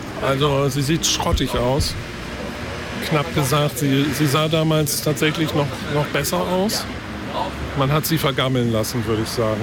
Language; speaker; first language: German; native; German